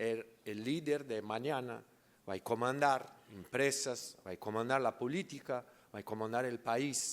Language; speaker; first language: Spanish; non-native, learner; Portuguese